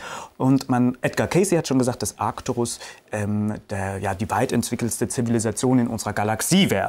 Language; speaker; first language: German; native; German